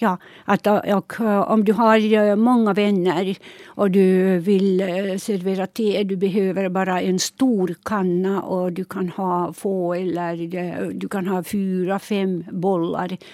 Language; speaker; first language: Swedish; non-native, local second language; Finnish